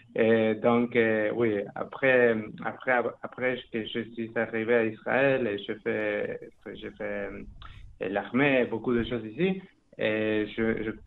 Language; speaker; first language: French; non-native, learner; Spanish